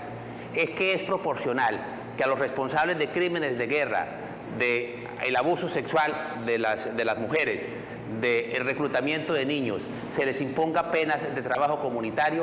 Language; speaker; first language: Spanish; native; Spanish